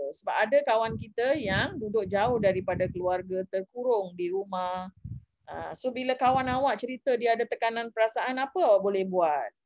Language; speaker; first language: Malay; non-native, local second language; Tamil